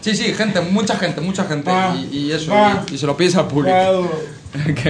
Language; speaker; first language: Spanish; native; Spanish